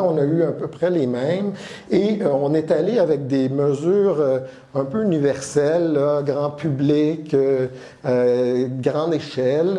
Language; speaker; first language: French; native; French